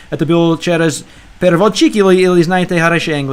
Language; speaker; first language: Russian; non-native, learner; English